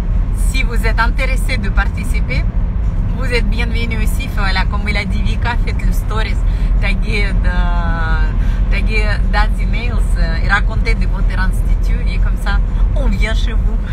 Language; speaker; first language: French; non-native, fluent; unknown